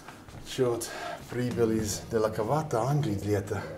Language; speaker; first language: Russian; non-native, learner; English